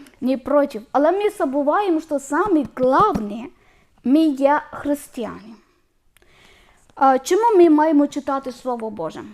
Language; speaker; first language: Ukrainian; non-native, learner; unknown